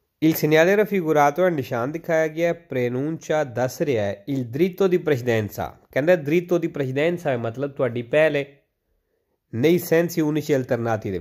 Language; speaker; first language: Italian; non-native, learner; Punjabi